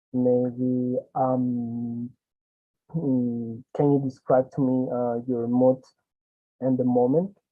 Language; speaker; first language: English; non-native, learner; Spanish